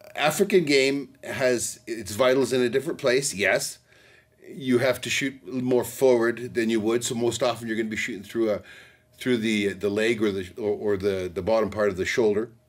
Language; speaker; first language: English; native; English